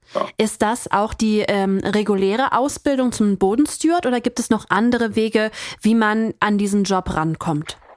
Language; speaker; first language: German; native; German